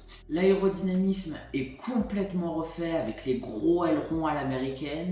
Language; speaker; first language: French; native; French